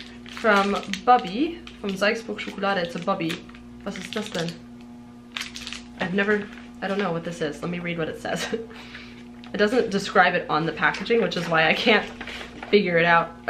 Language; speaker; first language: English; native; English